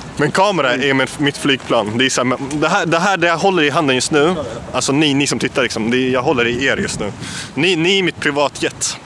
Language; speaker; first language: Swedish; native; Swedish